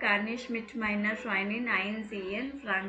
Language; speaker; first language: German; non-native, fluent; Tamil